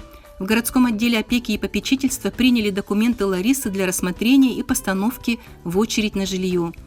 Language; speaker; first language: Russian; native; Russian